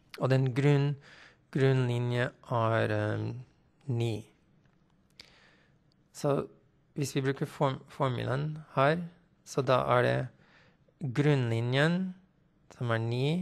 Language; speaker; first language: Norwegian; non-native, fluent; English